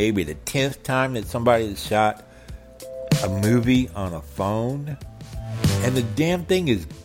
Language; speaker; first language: English; native; English